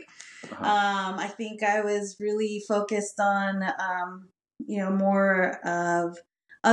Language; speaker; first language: English; early bilingual, other home language; Spanish